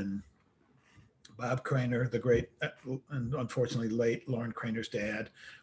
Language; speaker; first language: English; native; English